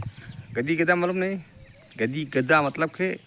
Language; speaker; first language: Hindi; non-native, learner; Oromo